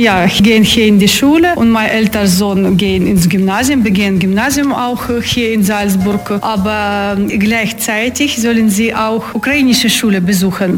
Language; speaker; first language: German; non-native, learner; Ukrainian